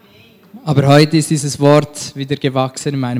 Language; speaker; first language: German; native; German